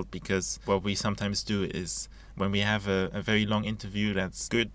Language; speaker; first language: English; non-native, fluent; Luxembourgish